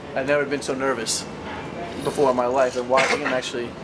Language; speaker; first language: English; native; English